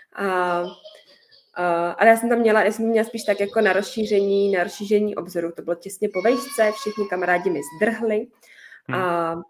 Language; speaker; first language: Czech; native; Czech